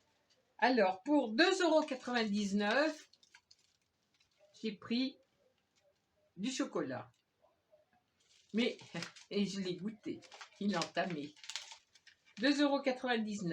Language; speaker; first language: French; native; French